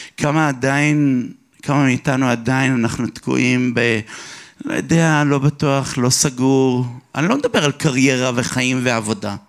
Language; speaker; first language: Hebrew; early bilingual, other home language; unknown